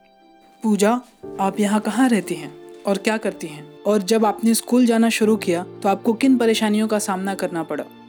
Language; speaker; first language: Hindi; native; Hindi